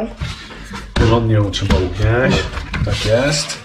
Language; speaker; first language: Polish; native; Polish